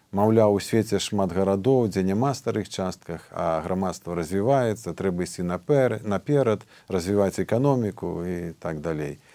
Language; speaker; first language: Belarusian; native; Belarusian